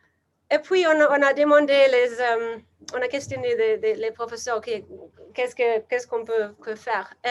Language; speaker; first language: French; non-native, learner; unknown